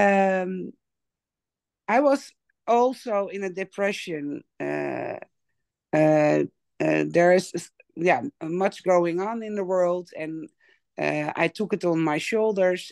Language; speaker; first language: English; non-native, learner; Dutch